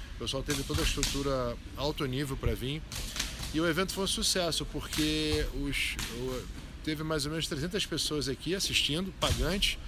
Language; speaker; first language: Portuguese; early bilingual, other home language; Arabic